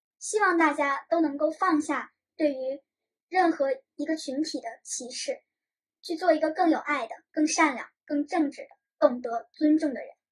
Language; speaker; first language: Chinese; native; Chinese